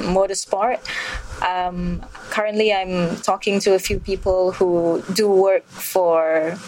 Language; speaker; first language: English; non-native, local second language; Malay